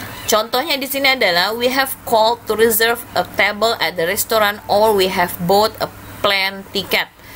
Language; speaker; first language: English; non-native, learner; Indonesian